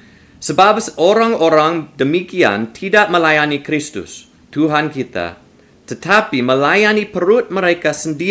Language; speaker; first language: Indonesian; non-native, learner; English